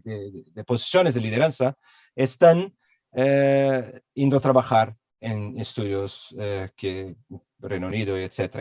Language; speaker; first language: Spanish; non-native, fluent; Portuguese